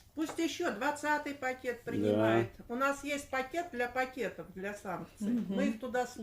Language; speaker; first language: Russian; native; Russian